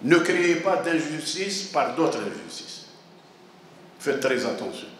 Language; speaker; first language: French; non-native, local second language; Arabic